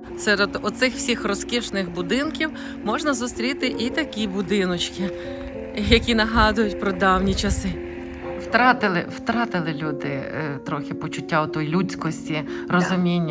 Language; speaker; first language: Ukrainian; native; Ukrainian